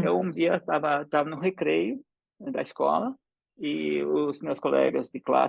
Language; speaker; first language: Portuguese; early bilingual, other home language; English